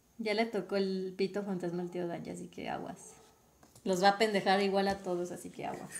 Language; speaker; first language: Spanish; native; Spanish